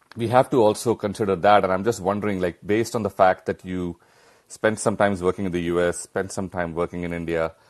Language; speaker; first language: English; non-native, local second language; Hindi